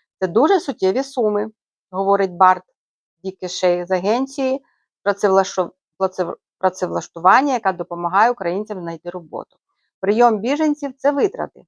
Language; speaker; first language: Ukrainian; native; Ukrainian